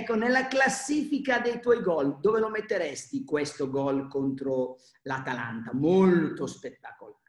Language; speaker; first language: Italian; native; Italian